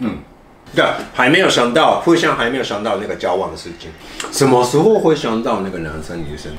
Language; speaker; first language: Chinese; non-native, fluent; Japanese